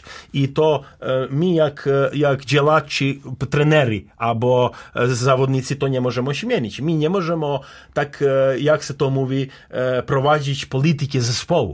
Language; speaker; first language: Polish; non-native, learner; Serbian